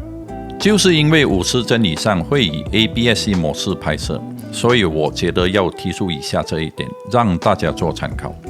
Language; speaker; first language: Chinese; native; Chinese